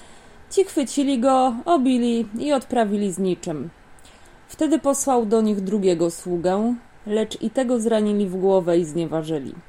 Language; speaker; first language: Polish; native; Polish